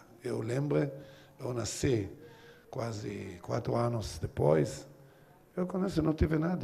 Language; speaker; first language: Portuguese; non-native, learner; Hebrew